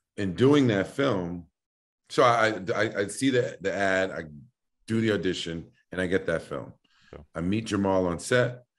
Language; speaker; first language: English; native; English